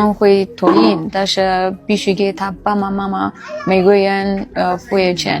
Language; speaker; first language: Chinese; non-native, fluent; Amharic